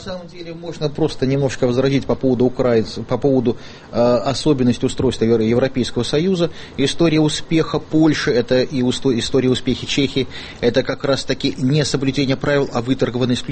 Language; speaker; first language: Russian; native; Russian